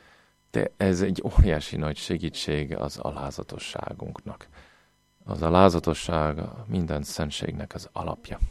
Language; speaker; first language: Hungarian; non-native, fluent; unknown